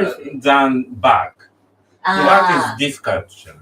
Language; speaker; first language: English; non-native, learner; Japanese